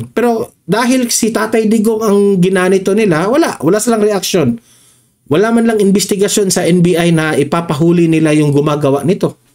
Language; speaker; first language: Filipino; non-native, local second language; Cebuano